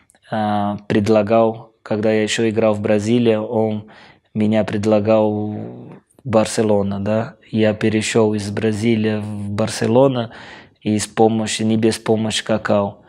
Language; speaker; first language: Russian; non-native, fluent; Portuguese